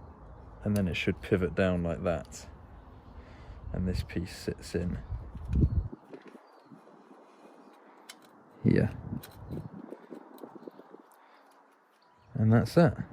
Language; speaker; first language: English; native; English